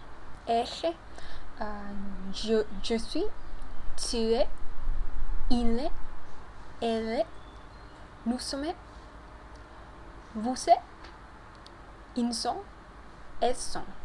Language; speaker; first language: French; non-native, learner; Vietnamese